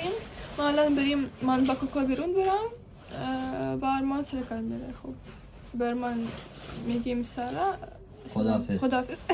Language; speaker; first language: Persian; non-native, learner; Ukrainian